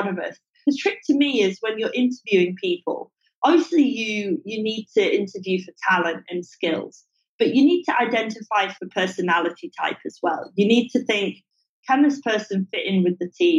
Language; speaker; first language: English; native; English